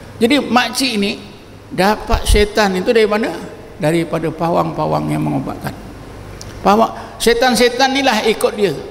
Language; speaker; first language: Malay; native; Malay